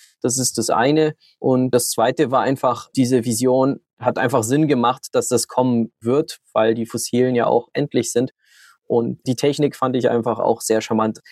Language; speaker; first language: German; early bilingual, heritage; German